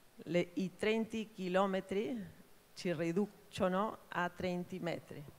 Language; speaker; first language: Italian; non-native, fluent; Spanish